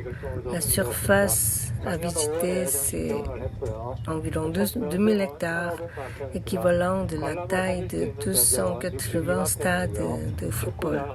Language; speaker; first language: French; non-native, learner; Korean